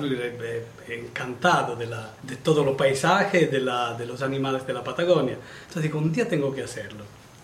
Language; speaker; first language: Spanish; non-native, learner; Italian